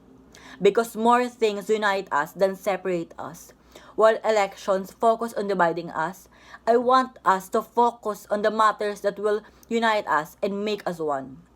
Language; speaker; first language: English; non-native, local second language; Filipino